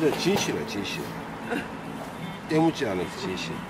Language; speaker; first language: Korean; native; Korean